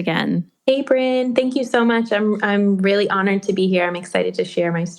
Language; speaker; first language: English; native; English